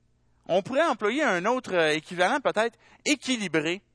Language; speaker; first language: French; native; French